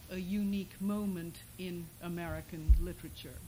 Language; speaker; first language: English; non-native, local second language; Bangla